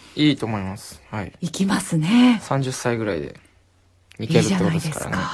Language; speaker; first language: Japanese; native; Japanese